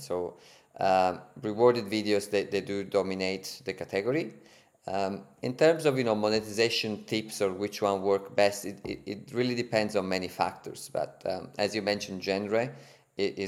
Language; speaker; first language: English; non-native, fluent; Italian